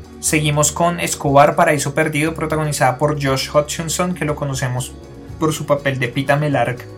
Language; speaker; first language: Spanish; native; Spanish